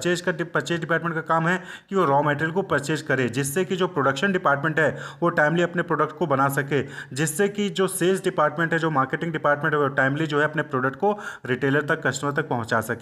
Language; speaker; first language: Hindi; native; Hindi